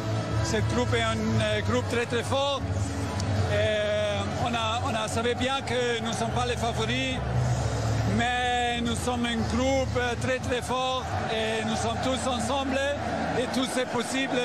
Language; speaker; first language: French; non-native, fluent; German